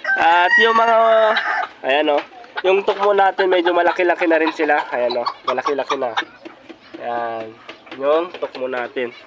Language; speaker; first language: Filipino; native; Filipino